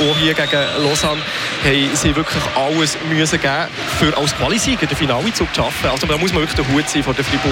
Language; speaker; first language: German; native; German